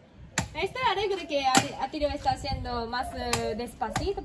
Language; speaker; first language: Spanish; non-native, learner; Japanese